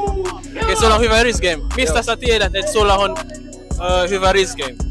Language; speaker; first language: Finnish; non-native, learner; English